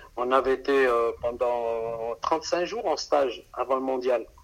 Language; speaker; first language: French; native; French